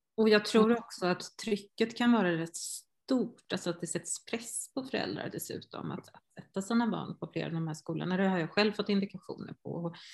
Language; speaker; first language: Swedish; native; Swedish